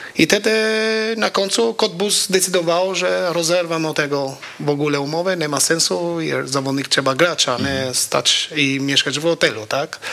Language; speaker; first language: Polish; non-native, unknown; Albanian